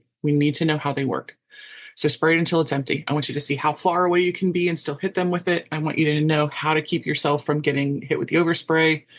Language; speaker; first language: English; native; English